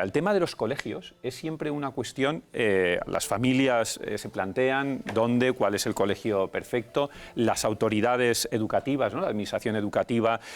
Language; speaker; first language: Spanish; native; Spanish